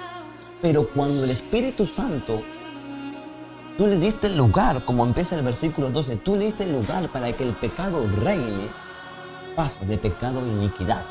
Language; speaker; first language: Spanish; native; Spanish